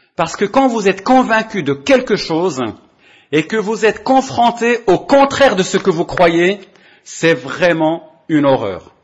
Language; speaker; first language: French; non-native, local second language; Arabic